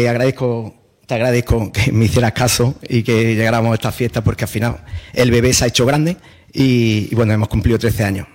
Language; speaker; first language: Spanish; native; Spanish